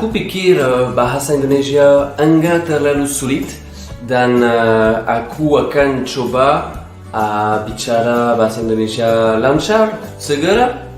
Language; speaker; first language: Indonesian; non-native, learner; French